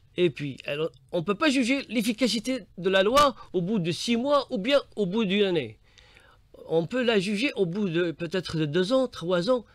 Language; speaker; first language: French; non-native, local second language; Arabic